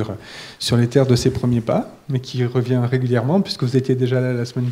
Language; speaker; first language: French; native; French